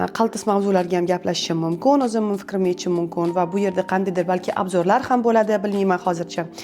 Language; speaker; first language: Uzbek; non-native, local second language; Russian